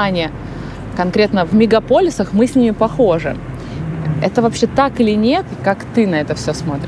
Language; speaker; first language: Russian; native; Russian